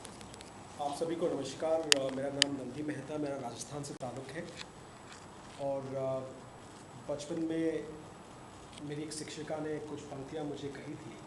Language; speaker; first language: Hindi; non-native, local second language; Marwari